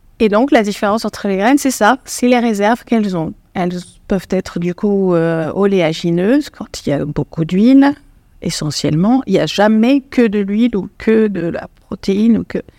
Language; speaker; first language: French; non-native, local second language; Arabic